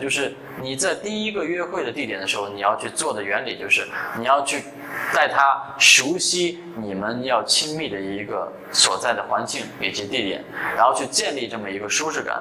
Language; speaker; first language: Chinese; native; Chinese